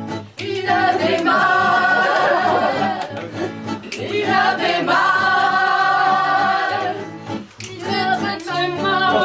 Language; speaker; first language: French; native; French